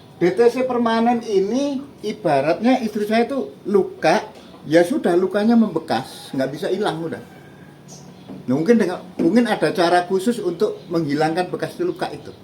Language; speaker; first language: Indonesian; native; Indonesian